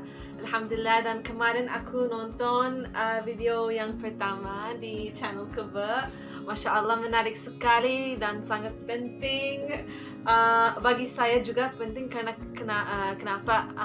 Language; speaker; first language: Indonesian; non-native, fluent; English